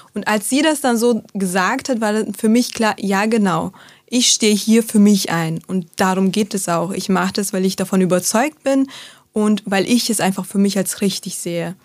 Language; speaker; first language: German; early bilingual, other home language; Turkish